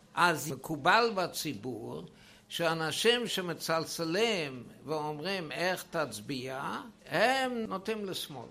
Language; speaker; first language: Hebrew; non-native, fluent; German